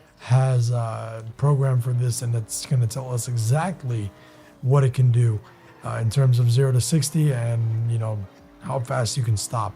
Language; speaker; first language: English; native; English